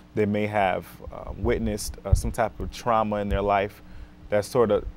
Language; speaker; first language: English; native; English